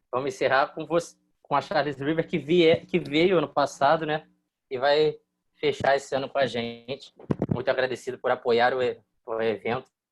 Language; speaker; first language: Portuguese; native; Portuguese